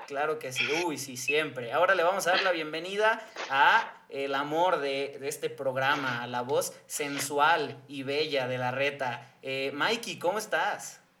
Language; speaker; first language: Spanish; native; Spanish